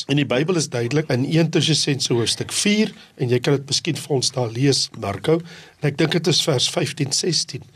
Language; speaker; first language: Afrikaans; native; Afrikaans